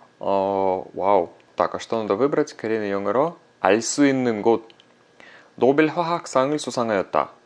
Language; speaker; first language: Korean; non-native, fluent; Russian